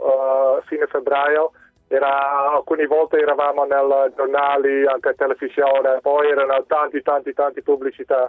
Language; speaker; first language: Italian; non-native, learner; Dutch